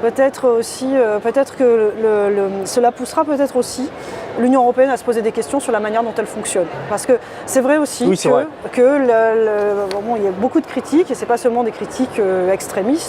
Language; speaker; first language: French; native; French